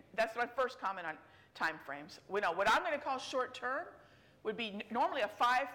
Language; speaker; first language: English; native; English